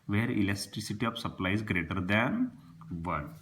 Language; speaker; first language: English; non-native, local second language; Marathi